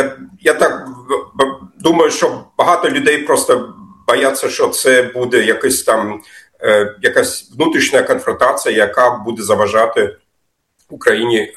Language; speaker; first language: Ukrainian; non-native, fluent; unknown